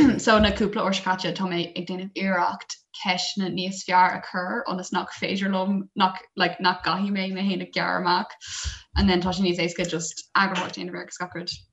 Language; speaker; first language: Irish; non-native, local second language; English